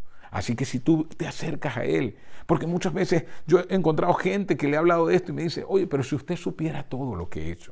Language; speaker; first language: Spanish; native; Spanish